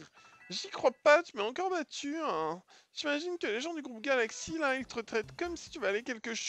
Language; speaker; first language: French; native; French